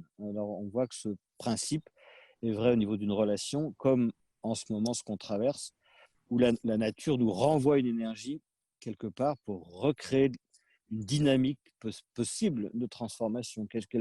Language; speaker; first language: French; native; French